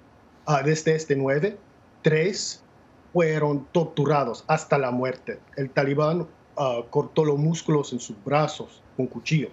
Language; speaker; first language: Spanish; non-native, fluent; English